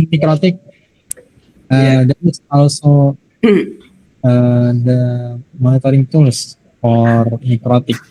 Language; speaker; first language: English; non-native, learner; Indonesian